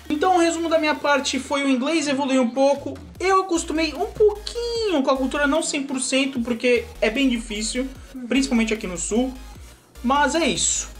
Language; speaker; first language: Portuguese; native; Portuguese